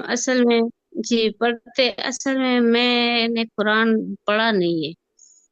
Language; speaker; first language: Hindi; non-native, local second language; Pashto